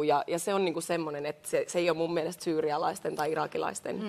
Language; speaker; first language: Finnish; native; Finnish